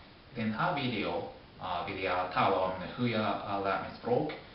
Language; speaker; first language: Swedish; non-native, fluent; Japanese